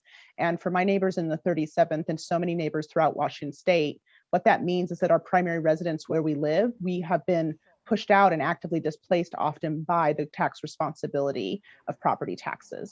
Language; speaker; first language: English; native; English